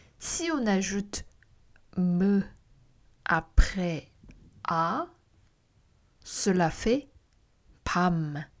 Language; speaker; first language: French; non-native, fluent; Korean